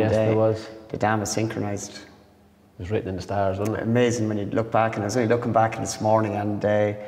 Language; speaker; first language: English; native; English